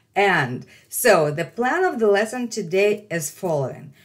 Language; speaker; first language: English; non-native, fluent; Russian